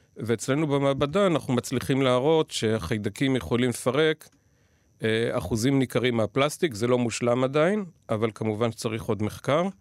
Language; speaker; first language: Hebrew; native; Hebrew